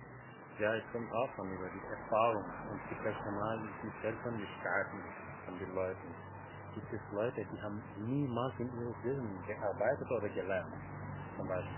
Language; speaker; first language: German; non-native, learner; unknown